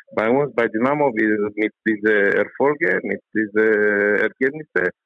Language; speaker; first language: German; non-native, learner; Romanian